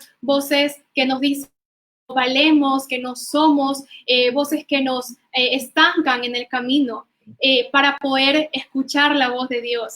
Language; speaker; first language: Spanish; native; Spanish